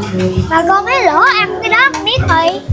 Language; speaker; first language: Vietnamese; early bilingual, heritage; Vietnamese